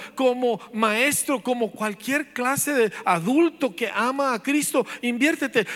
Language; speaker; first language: Spanish; native; Spanish